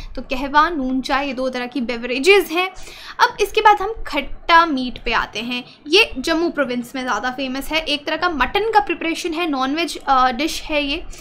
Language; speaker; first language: Hindi; native; Hindi